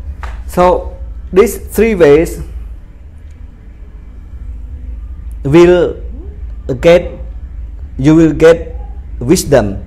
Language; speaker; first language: English; non-native, fluent; Khmer